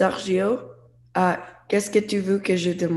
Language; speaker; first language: French; non-native, learner; English